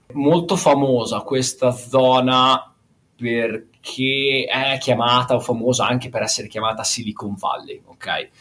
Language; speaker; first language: Italian; native; Italian